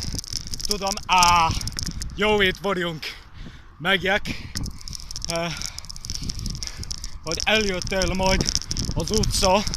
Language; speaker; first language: Hungarian; non-native, learner; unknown